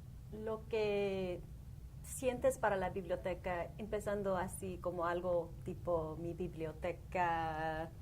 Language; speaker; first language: Spanish; early bilingual, heritage; Spanish